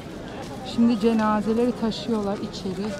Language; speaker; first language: Turkish; native; Turkish